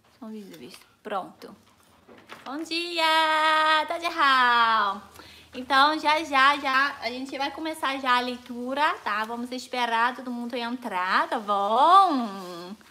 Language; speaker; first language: Portuguese; non-native, fluent; Chinese